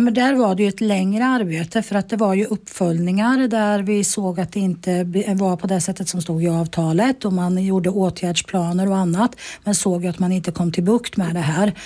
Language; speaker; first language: Swedish; native; Swedish